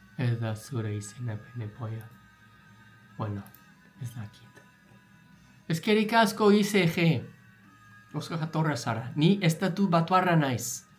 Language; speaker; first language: Basque; non-native, learner; English